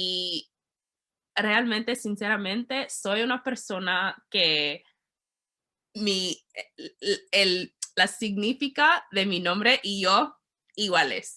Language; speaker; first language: Spanish; non-native, learner; English